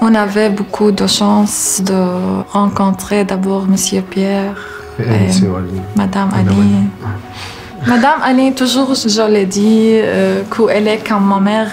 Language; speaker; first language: French; non-native, learner; Arabic